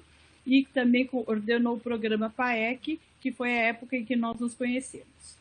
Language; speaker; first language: Portuguese; native; Portuguese